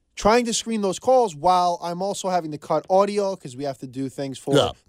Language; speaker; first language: English; native; English